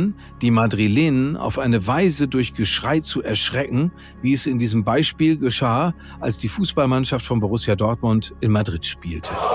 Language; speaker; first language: German; native; German